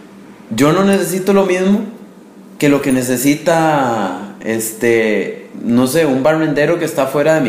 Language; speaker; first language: Spanish; native; Spanish